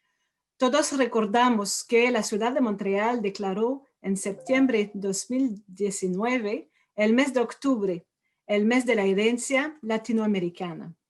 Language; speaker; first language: Spanish; non-native, fluent; French